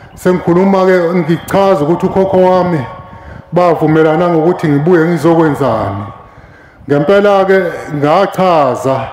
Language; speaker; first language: Zulu; native; Zulu